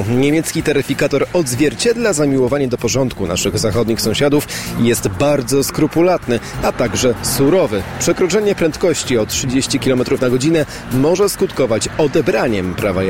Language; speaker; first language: Polish; native; Polish